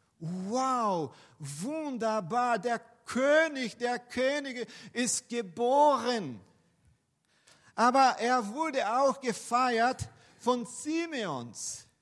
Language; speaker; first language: German; non-native, fluent; Portuguese